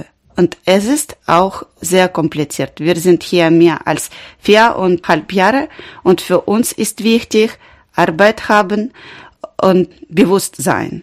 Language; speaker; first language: German; non-native, learner; Ukrainian